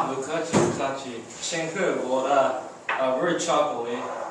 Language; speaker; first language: Chinese; non-native, learner; English